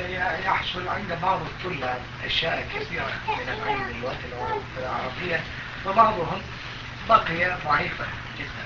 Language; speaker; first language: Arabic; non-native, fluent; Turkish